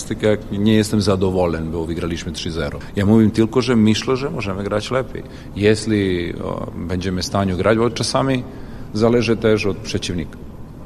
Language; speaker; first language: Polish; non-native, fluent; Serbian